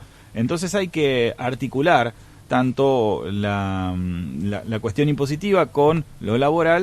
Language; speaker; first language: Spanish; native; Spanish